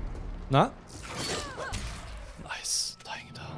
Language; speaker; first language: Korean; non-native, fluent; German